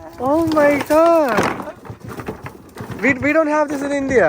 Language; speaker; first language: English; non-native, local second language; Malayalam